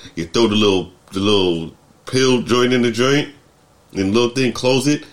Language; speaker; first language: English; native; English